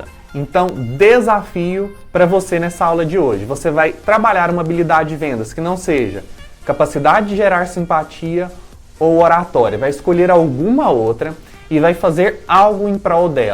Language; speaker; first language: Portuguese; native; Portuguese